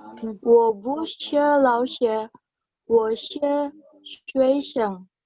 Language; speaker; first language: Chinese; non-native, learner; Indonesian